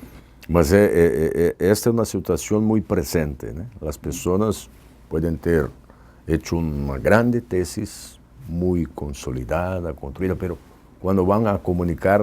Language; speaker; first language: Spanish; non-native, fluent; Portuguese